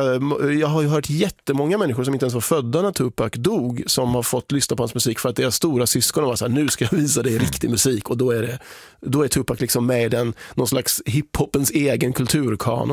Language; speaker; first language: Swedish; native; Swedish